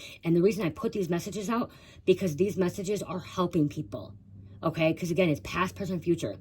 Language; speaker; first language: English; native; English